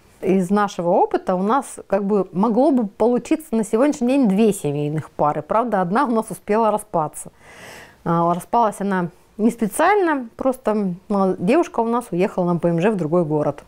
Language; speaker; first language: Russian; native; Russian